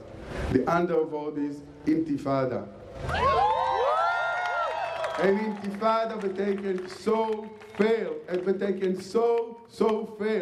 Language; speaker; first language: Dutch; non-native, fluent; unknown